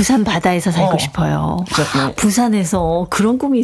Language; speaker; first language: Korean; native; Korean